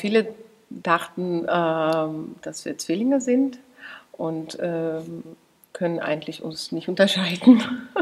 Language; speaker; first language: German; non-native, fluent; Georgian